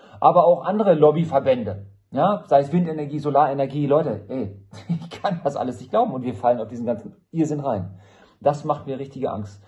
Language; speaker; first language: German; native; German